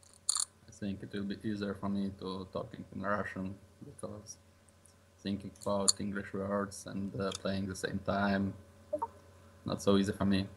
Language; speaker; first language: English; non-native, learner; Russian